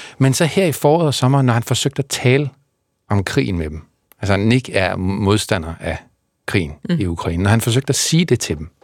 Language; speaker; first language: Danish; native; Danish